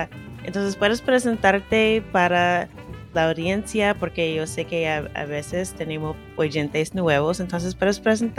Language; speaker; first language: Spanish; non-native, fluent; English